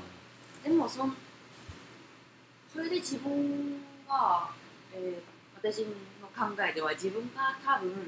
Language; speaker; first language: Japanese; non-native, fluent; Korean